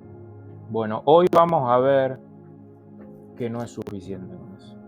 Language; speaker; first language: Spanish; native; Spanish